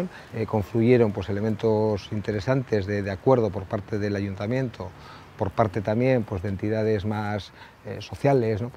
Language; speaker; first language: Spanish; native; Spanish